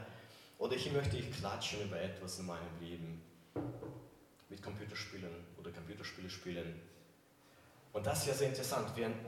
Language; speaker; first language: German; non-native, fluent; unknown